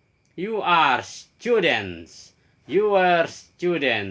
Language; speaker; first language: English; non-native, fluent; Indonesian